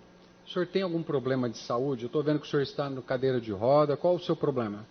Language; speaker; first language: Portuguese; native; Portuguese